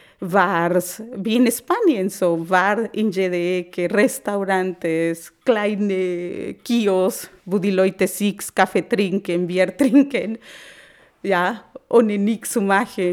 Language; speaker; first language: German; non-native, learner; Spanish